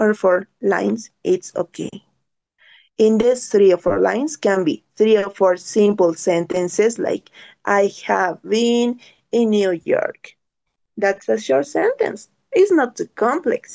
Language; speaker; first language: English; non-native, learner; Spanish